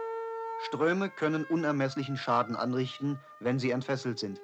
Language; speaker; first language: German; native; German